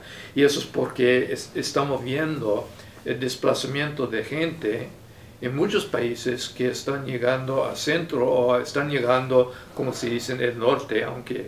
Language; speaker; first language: Spanish; non-native, fluent; English